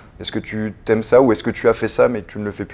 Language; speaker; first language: French; native; French